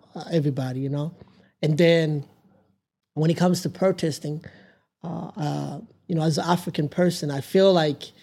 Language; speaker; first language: English; non-native, local second language; Rundi